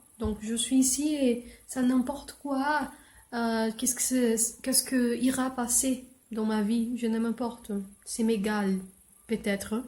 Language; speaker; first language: French; non-native, learner; English